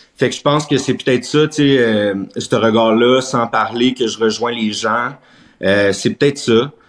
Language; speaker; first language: French; native; French